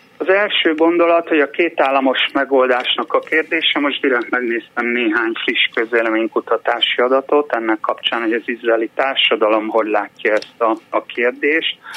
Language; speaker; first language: Hungarian; native; Hungarian